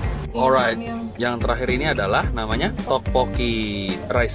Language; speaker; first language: Indonesian; native; Indonesian